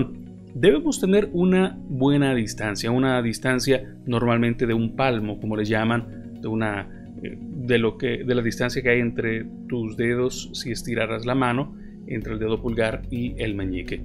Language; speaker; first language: Spanish; native; Spanish